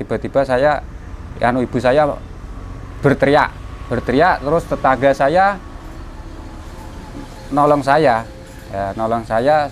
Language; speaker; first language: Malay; non-native, local second language; Javanese